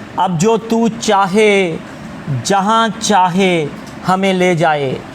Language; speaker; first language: Urdu; non-native, local second language; Punjabi